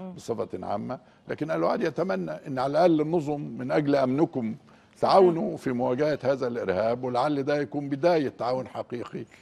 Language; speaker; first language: Arabic; native; Arabic